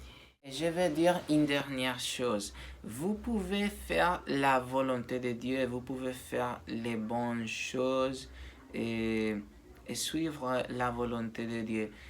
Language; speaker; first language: French; non-native, learner; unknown